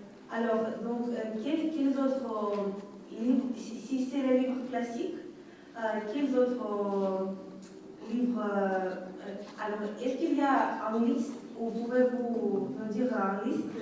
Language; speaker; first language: French; non-native, learner; Russian